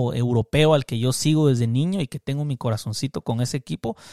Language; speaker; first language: Spanish; native; Spanish